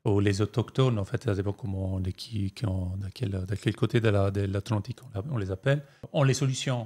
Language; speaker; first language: French; non-native, fluent; Italian